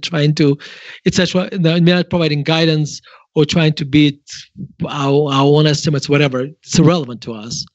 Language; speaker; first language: English; non-native, fluent; Russian